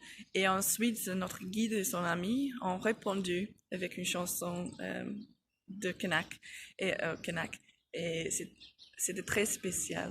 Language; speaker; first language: French; non-native, fluent; English